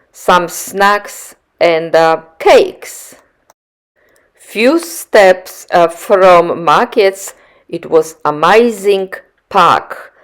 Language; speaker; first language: English; non-native, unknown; Polish